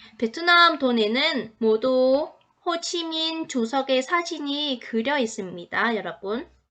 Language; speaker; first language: Korean; non-native, fluent; Vietnamese